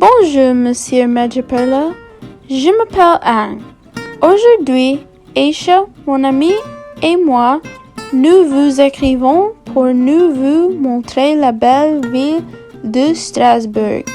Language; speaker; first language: French; non-native, learner; English